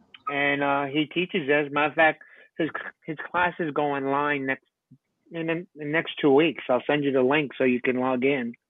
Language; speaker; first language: English; early bilingual, other home language; Spanish